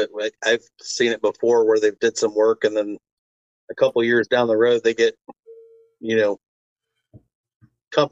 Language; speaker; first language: English; native; English